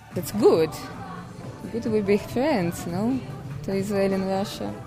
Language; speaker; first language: English; non-native, fluent; Korean